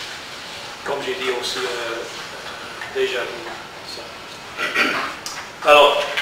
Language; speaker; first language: French; non-native, learner; English